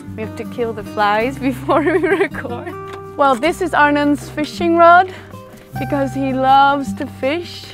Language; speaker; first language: English; non-native, fluent; Dutch